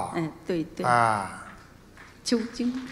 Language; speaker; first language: Chinese; non-native, local second language; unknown